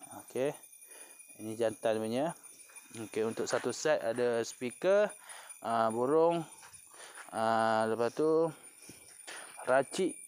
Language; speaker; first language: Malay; non-native, local second language; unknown